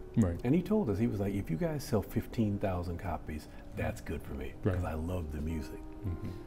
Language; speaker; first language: English; native; English